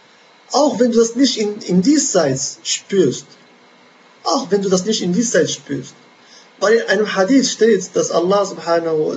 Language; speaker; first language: German; non-native, fluent; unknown